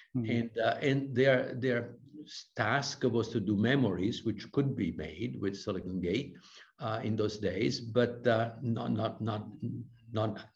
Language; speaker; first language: English; non-native, fluent; Italian